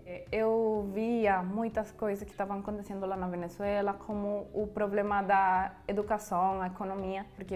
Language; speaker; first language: Portuguese; non-native, fluent; Spanish